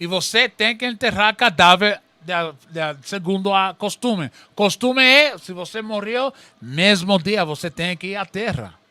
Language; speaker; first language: Portuguese; non-native, learner; Spanish